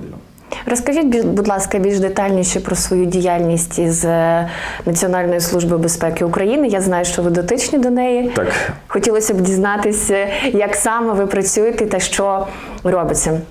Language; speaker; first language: Ukrainian; native; Ukrainian